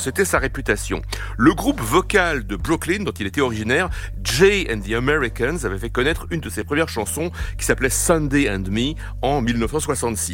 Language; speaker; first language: French; native; French